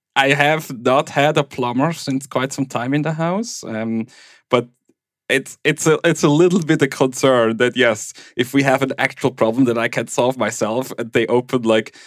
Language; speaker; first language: English; non-native, fluent; German